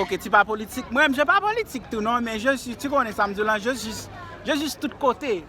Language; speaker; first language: French; non-native, learner; Haitian Creole